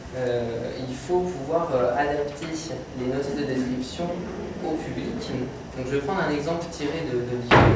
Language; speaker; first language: French; native; French